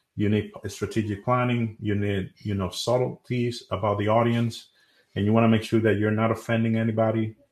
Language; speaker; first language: English; non-native, fluent; Spanish